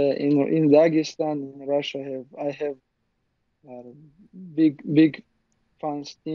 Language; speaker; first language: English; non-native, learner; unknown